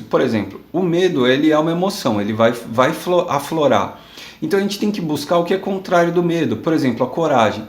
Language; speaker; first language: Portuguese; native; Portuguese